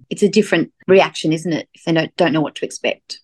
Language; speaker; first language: English; native; English